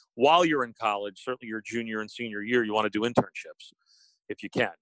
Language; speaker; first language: English; native; English